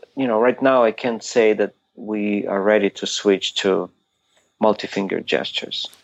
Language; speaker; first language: English; non-native, fluent; Ukrainian